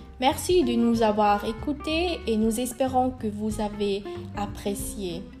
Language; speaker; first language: French; non-native, learner; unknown